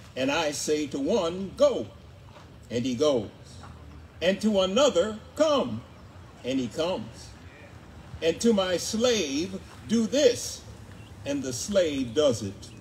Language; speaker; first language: English; native; English